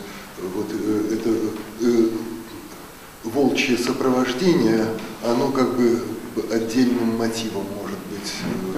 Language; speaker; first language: Russian; native; Russian